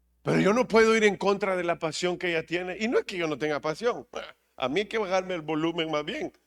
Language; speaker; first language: Spanish; native; Spanish